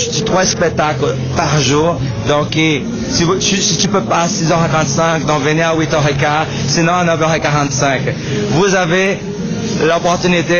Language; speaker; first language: French; non-native, learner; Portuguese